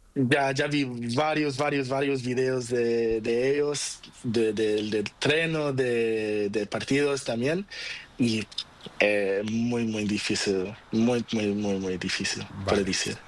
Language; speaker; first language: Spanish; non-native, learner; Portuguese